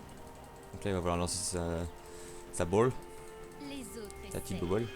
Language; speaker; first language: French; native; French